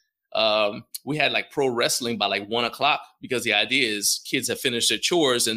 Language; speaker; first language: English; native; English